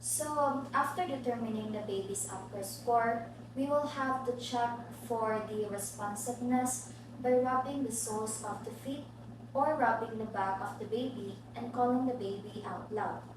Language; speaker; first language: English; non-native, local second language; Filipino